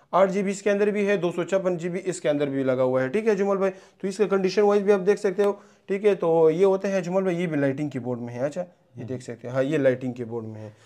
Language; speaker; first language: Urdu; non-native, local second language; Punjabi